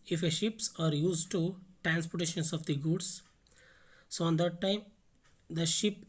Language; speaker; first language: English; non-native, local second language; Kannada